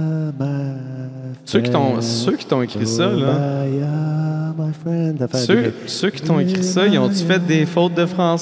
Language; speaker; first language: French; native; French